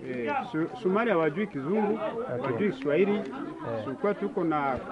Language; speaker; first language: Swahili; non-native, local second language; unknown